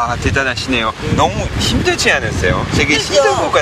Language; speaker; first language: Korean; non-native, learner; French